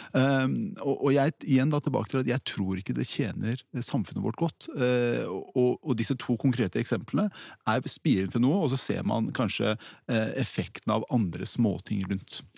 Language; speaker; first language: Norwegian; early bilingual, other home language; Persian